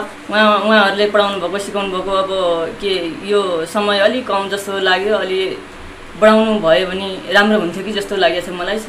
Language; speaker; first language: Nepali; non-native, local second language; Newari